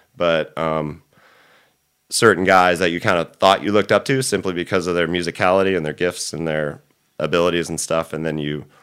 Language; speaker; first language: English; native; English